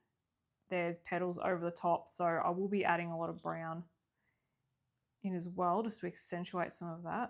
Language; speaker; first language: English; native; English